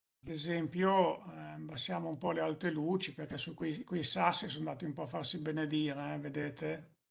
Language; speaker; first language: Italian; native; Italian